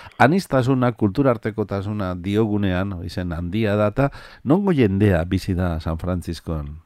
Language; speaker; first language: Basque; native; Basque